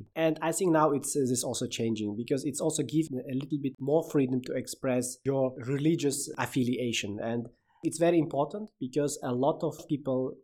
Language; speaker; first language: English; non-native, fluent; Uzbek